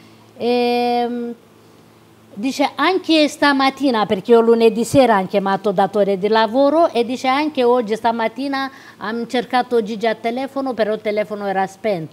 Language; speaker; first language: Italian; non-native, local second language; Romanian